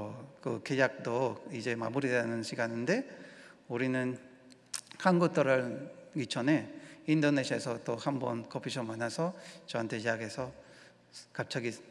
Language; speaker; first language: Korean; non-native, learner; Spanish